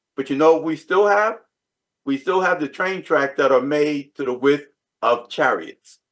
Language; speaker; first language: English; native; English